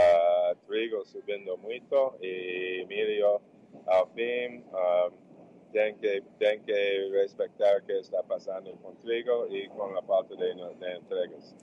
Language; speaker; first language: Portuguese; non-native, fluent; English